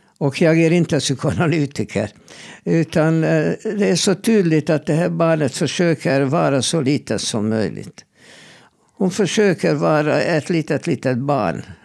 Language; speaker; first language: Swedish; non-native, fluent; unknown